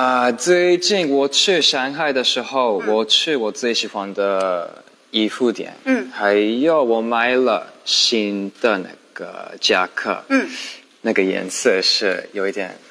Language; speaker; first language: Chinese; non-native, learner; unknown